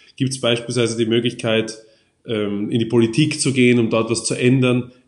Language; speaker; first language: German; native; German